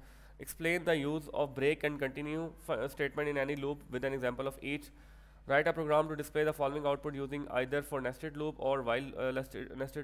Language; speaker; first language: English; non-native, local second language; Urdu